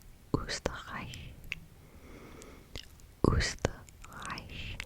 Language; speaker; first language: German; non-native, learner; English